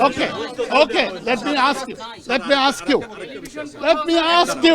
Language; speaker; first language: English; non-native, local second language; Bangla